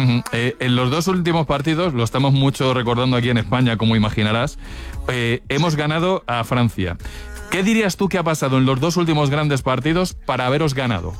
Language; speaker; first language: Spanish; native; Spanish